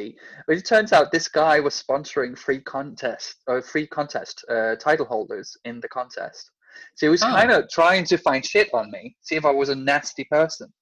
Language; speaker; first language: English; non-native, fluent; Danish